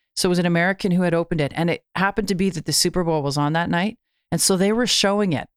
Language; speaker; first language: English; native; English